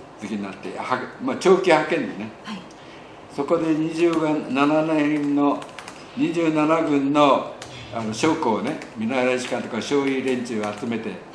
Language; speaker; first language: Japanese; native; Japanese